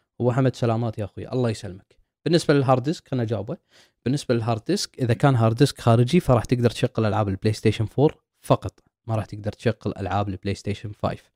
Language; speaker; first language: Arabic; native; Arabic